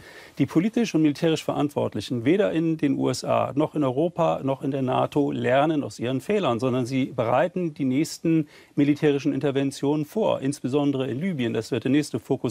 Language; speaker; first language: German; native; German